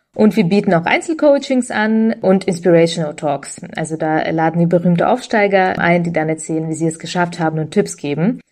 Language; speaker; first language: German; early bilingual, other home language; Russian